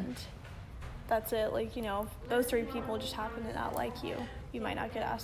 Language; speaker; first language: English; native; English